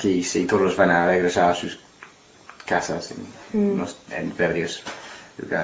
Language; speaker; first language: Spanish; non-native, learner; English